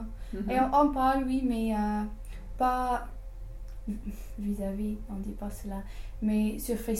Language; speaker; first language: French; non-native, fluent; English